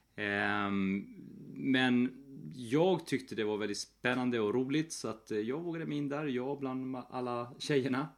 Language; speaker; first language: Swedish; early bilingual, other home language; Spanish